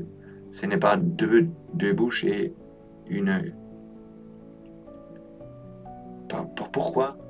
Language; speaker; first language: French; non-native, learner; Polish